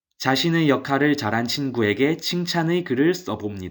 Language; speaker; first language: Korean; native; Korean